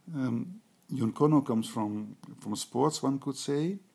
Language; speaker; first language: English; non-native, fluent; Dutch